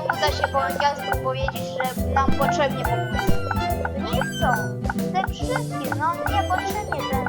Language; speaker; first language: Polish; non-native, learner; Ukrainian